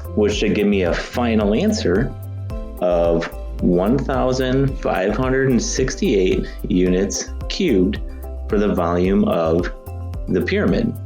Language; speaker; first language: English; native; English